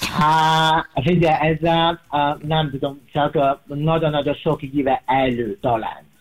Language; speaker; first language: Hungarian; non-native, learner; Chinese